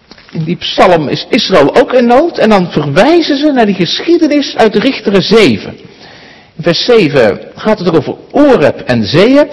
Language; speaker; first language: Dutch; native; Dutch